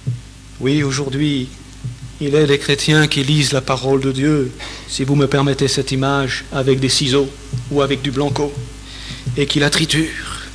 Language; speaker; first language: French; native; French